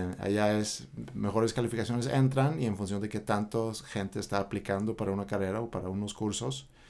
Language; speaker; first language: Spanish; non-native, fluent; Swedish